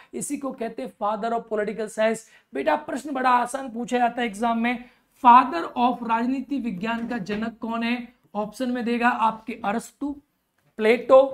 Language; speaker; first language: Hindi; native; Hindi